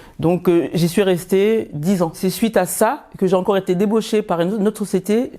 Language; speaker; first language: French; early bilingual, other home language; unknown